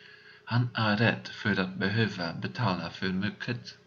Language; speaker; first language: Swedish; non-native, learner; Dutch